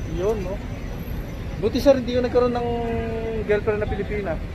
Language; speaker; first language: Filipino; native; Filipino